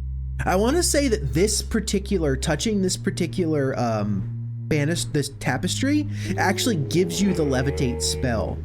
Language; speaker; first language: English; native; English